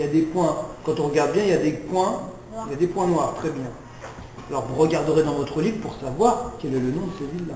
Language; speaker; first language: French; native; French